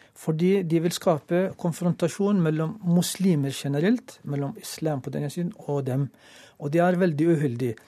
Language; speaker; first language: Norwegian; non-native, fluent; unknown